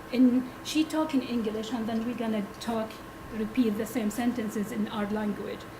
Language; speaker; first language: English; non-native, learner; Arabic